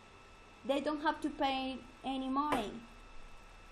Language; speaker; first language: English; non-native, learner; Spanish